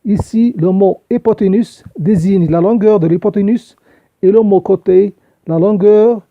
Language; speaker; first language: French; non-native, local second language; Arabic